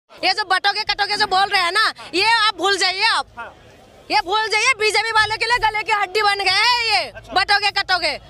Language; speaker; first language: Hindi; non-native, local second language; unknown